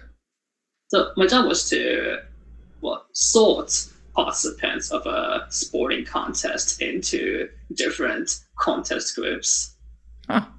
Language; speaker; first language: English; non-native, fluent; Japanese